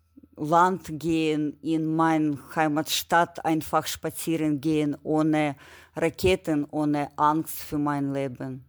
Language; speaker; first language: German; non-native, learner; Ukrainian